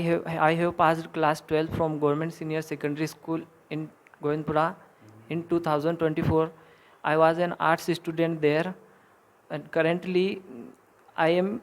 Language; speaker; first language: English; non-native, learner; Hindi